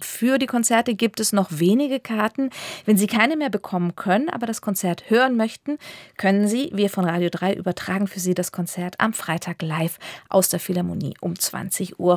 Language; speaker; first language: German; native; German